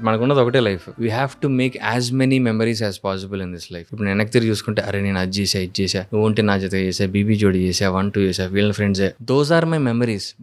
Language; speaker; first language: Telugu; native; Telugu